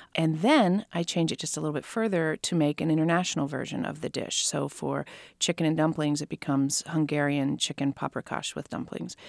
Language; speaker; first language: English; native; English